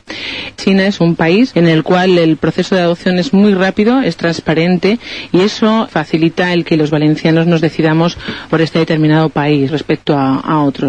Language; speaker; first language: Spanish; native; Spanish